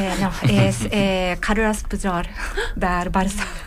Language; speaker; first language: Catalan; non-native, learner; Japanese